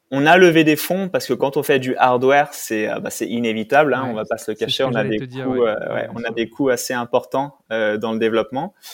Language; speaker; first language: French; native; French